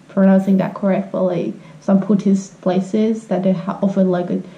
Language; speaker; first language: English; non-native, fluent; Finnish